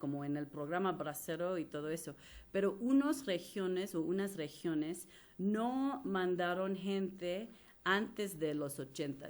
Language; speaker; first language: Spanish; non-native, fluent; English